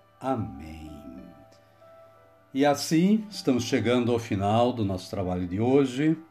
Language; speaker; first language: Portuguese; native; Portuguese